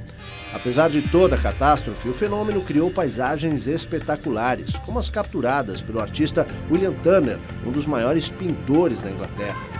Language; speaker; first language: Portuguese; native; Portuguese